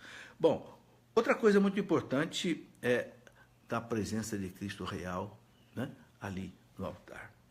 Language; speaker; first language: Portuguese; native; Portuguese